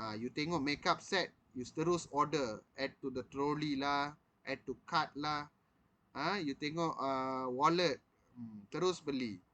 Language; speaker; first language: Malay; non-native, local second language; Tamil